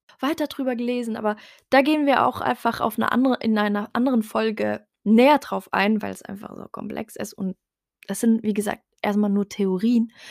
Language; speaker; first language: German; early bilingual, other home language; Riffian